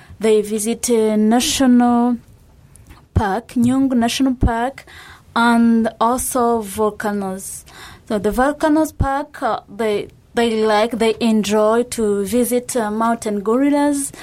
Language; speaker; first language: English; non-native, local second language; Kinyarwanda